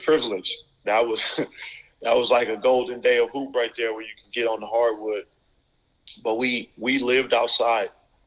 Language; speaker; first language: English; native; English